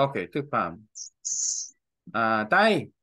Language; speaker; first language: Vietnamese; non-native, learner; Korean